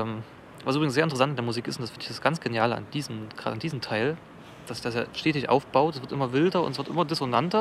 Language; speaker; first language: German; native; German